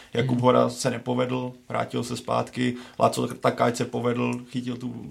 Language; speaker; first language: Czech; native; Czech